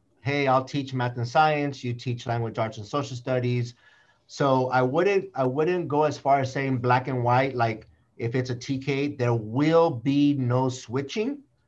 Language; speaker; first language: English; native; English